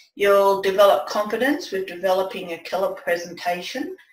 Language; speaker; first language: English; native; English